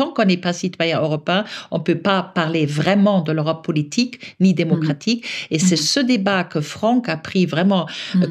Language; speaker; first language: French; non-native, fluent; German